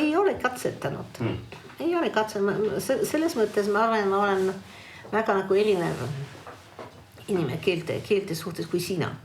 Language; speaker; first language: Estonian; non-native, fluent; French